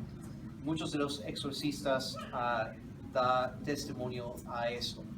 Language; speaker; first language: Spanish; non-native, fluent; English